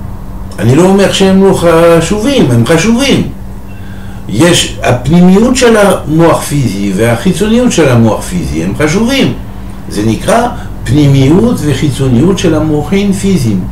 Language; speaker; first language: Hebrew; non-native, fluent; French